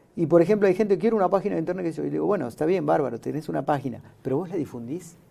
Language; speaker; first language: Spanish; native; Spanish